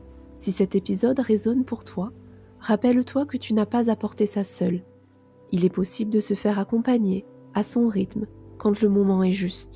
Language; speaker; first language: French; native; French